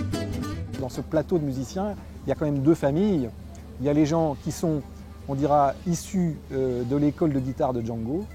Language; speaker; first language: French; native; French